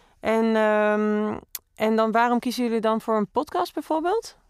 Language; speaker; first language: Dutch; native; Dutch